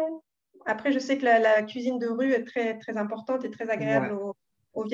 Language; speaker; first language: French; native; French